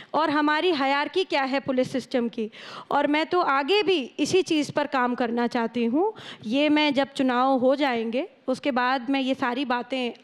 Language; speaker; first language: Hindi; native; Hindi